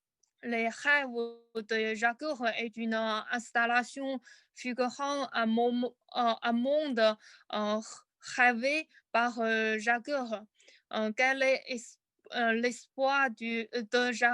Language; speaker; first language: French; non-native, learner; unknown